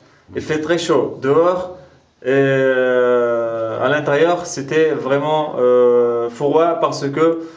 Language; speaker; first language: French; non-native, local second language; Arabic